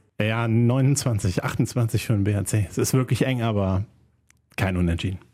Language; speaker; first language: German; native; German